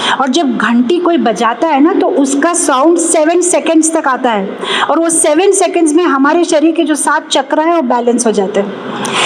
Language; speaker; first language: Hindi; non-native, local second language; Telugu